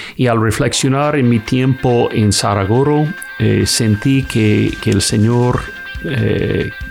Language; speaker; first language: Spanish; non-native, fluent; English